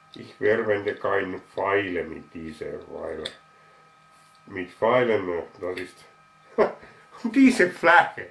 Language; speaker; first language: German; non-native, learner; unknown